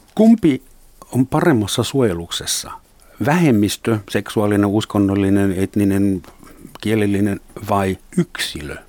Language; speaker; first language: Finnish; non-native, fluent; German